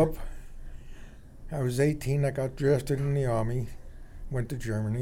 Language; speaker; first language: English; native; English